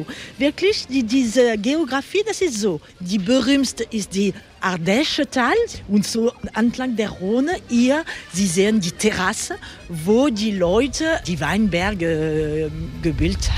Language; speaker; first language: German; non-native, learner; French